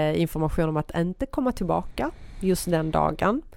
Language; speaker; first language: Swedish; early bilingual, other home language; Persian